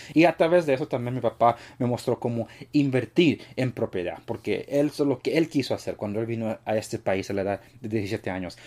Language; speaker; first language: Spanish; early bilingual, heritage; Spanish